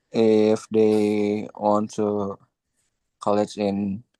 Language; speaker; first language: English; non-native, learner; Indonesian